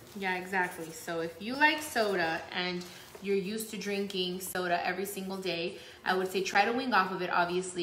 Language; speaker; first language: English; early bilingual, other home language; Spanish